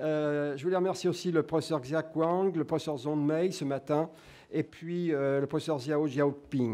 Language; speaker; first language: French; native; French